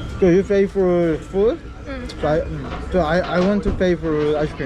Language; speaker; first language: English; non-native, learner; Korean